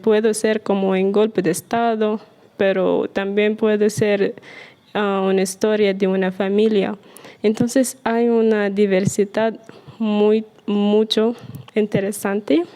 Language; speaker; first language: Spanish; non-native, learner; Arabic